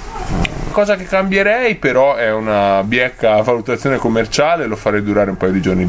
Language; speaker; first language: Italian; native; Italian